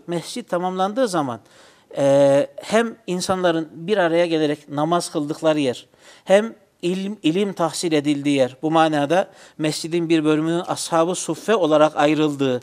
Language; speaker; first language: Turkish; native; Turkish